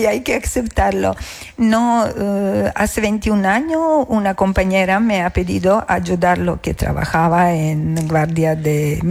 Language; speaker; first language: Spanish; non-native, learner; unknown